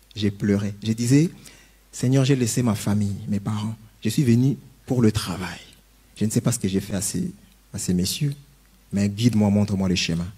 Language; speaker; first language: French; non-native, local second language; Lingala